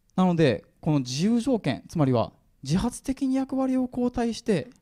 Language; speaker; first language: Japanese; native; Japanese